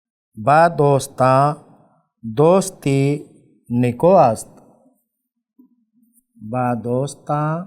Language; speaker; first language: Persian; non-native, fluent; Urdu